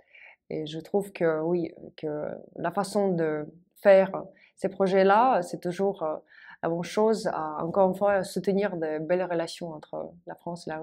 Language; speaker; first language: French; non-native, fluent; Russian